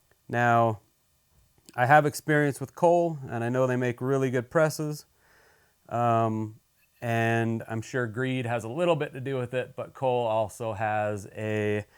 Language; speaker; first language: English; native; English